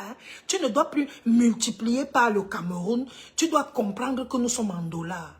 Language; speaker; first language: French; native; French